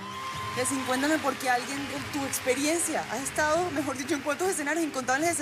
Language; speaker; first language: Spanish; native; Spanish